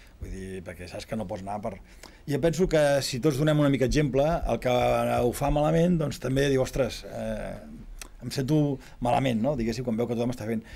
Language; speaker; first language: Catalan; native; Catalan